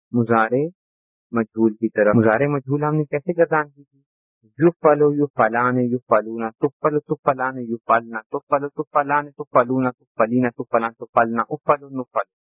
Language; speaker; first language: Urdu; native; Urdu